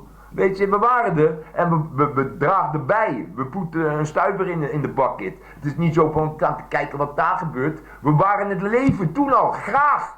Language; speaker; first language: Dutch; native; Dutch